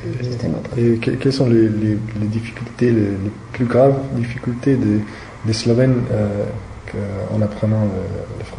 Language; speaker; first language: French; non-native, fluent; Slovenian